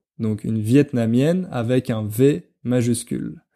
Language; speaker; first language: French; native; French